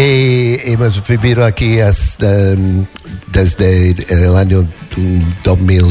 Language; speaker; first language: Spanish; non-native, fluent; English